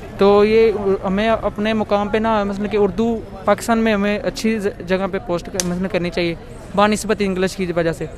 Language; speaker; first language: Urdu; non-native, local second language; Punjabi